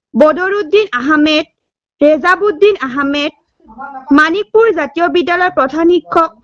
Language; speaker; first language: Assamese; native; Assamese